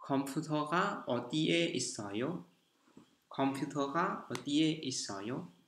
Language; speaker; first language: Korean; non-native, fluent; Vietnamese